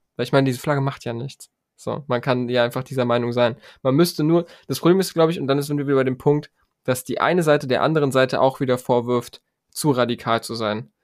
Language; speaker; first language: German; native; German